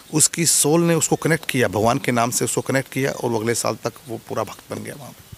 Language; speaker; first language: Hindi; native; Hindi